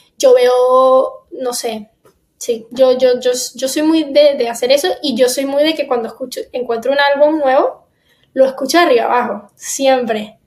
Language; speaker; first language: Spanish; native; Spanish